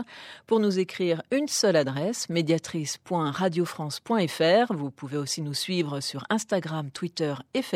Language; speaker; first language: French; native; French